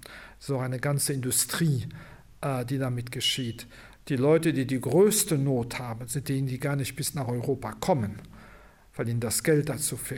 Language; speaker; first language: German; non-native, local second language; Luxembourgish